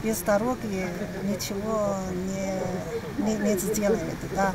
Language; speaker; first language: Russian; non-native, learner; Chinese